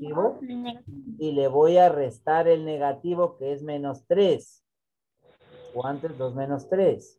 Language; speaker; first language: Spanish; native; Spanish